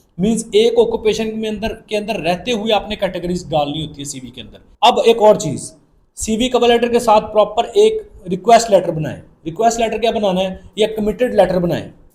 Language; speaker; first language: Urdu; non-native, local second language; Punjabi